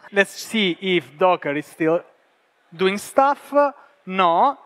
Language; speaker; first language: English; non-native, fluent; Italian